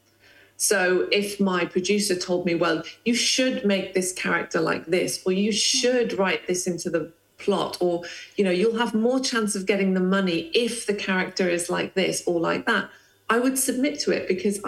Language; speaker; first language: English; native; English